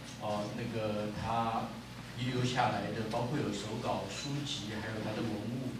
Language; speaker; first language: Chinese; native; Chinese